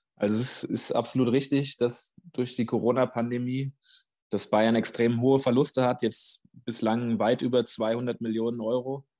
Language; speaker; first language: German; native; German